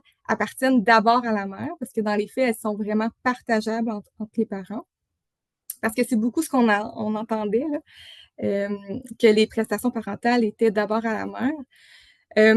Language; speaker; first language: French; native; French